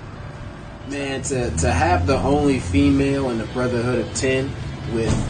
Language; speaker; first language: English; native; English